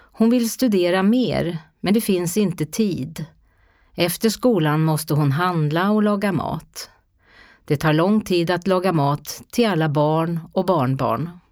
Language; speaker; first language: Swedish; native; Swedish